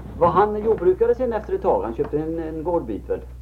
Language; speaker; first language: Swedish; native; Swedish